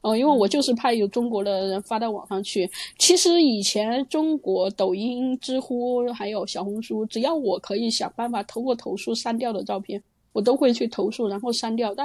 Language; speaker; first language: Chinese; native; Chinese